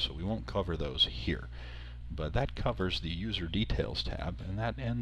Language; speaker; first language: English; native; English